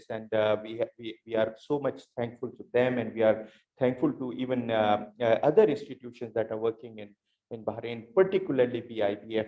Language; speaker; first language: English; non-native, local second language; Urdu